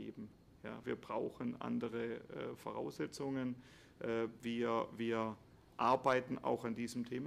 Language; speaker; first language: German; native; German